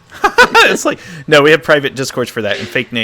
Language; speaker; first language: English; native; English